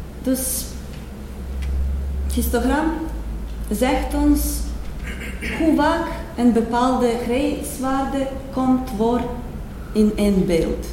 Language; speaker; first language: Dutch; non-native, fluent; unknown